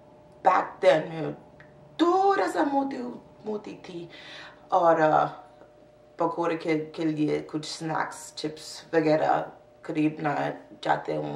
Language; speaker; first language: Hindi; non-native, learner; English